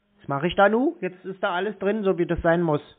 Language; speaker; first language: German; native; German